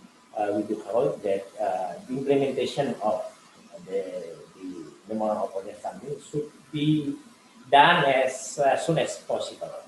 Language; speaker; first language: English; non-native, learner; Indonesian